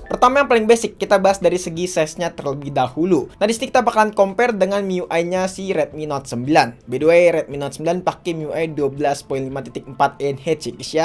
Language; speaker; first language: Indonesian; native; Indonesian